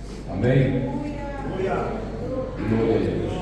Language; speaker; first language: Spanish; non-native, fluent; Portuguese